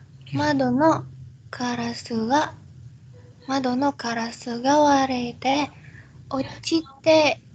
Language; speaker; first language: Japanese; non-native, learner; Indonesian